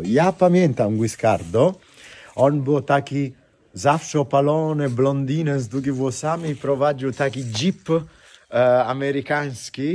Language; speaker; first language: Polish; non-native, fluent; Italian